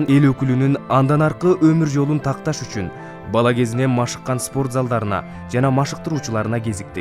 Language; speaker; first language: Kyrgyz; native; Kyrgyz